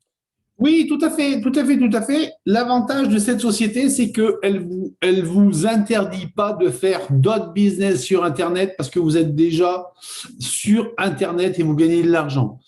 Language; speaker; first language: French; native; French